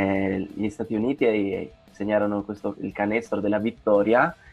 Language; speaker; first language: Italian; native; Italian